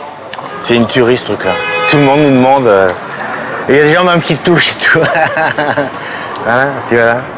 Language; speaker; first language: French; native; French